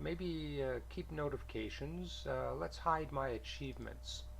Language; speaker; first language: English; native; English